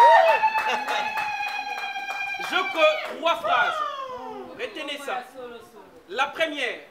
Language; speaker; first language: French; non-native, local second language; Lingala